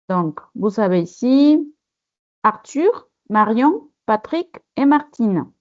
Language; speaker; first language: French; non-native, fluent; Spanish